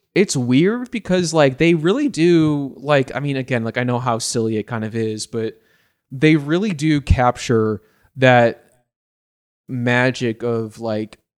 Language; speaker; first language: English; native; English